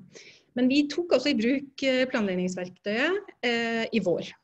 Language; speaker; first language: Norwegian; native; Norwegian